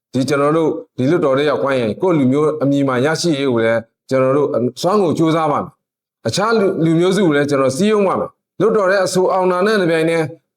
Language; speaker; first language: Burmese; non-native, local second language; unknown